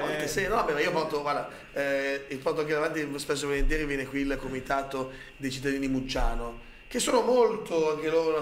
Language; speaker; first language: Italian; native; Italian